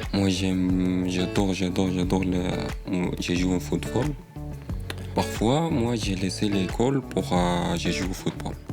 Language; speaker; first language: French; non-native, learner; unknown